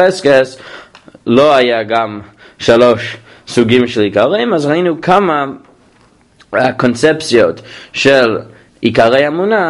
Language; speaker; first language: Hebrew; non-native, fluent; English